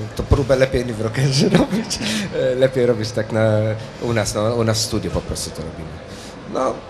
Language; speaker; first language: Polish; non-native, fluent; Maltese